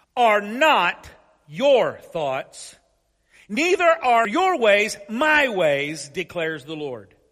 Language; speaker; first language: English; native; English